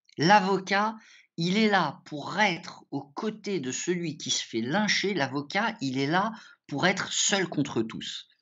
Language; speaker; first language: French; early bilingual, other home language; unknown